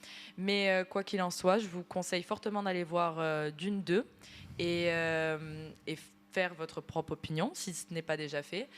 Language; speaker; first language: French; native; French